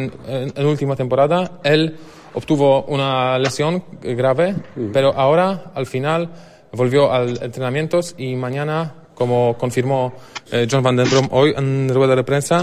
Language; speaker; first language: Spanish; non-native, fluent; Polish